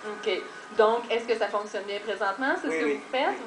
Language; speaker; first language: French; native; French